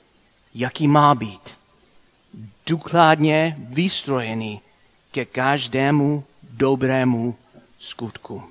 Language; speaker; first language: Czech; non-native, fluent; English